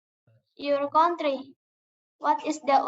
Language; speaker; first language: English; non-native, learner; Indonesian